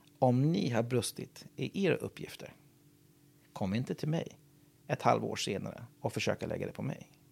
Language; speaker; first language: Swedish; non-native, fluent; English